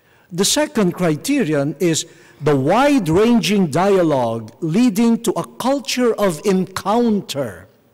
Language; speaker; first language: English; non-native, local second language; Filipino